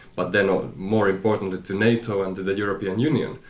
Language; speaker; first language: English; non-native, fluent; Macedonian